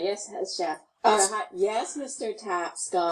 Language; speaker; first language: English; native; English